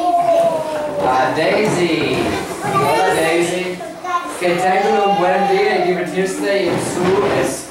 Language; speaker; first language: Spanish; non-native, learner; English